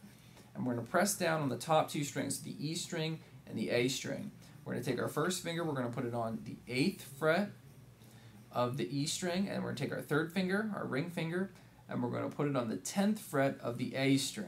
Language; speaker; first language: English; native; English